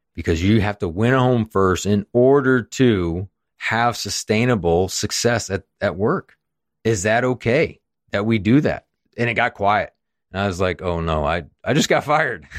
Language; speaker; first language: English; native; English